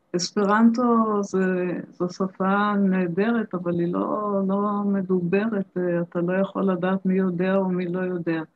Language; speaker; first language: Hebrew; early bilingual, other home language; German